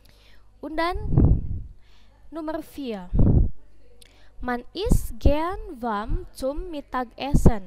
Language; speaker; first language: German; non-native, fluent; Indonesian